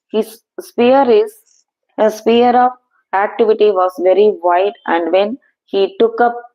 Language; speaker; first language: English; non-native, local second language; Tamil